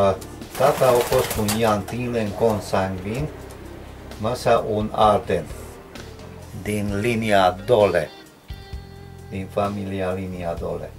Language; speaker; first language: Romanian; non-native, local second language; Hungarian